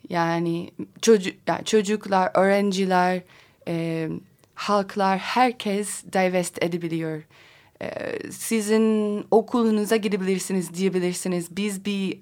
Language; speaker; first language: Turkish; non-native, learner; English